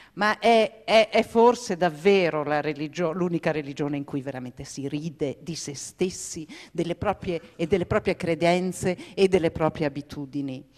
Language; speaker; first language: Italian; non-native, fluent; English